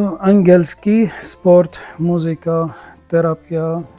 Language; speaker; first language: Polish; non-native, learner; Arabic